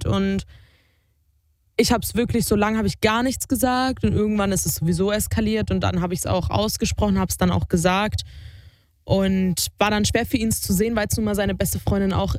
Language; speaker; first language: German; native; German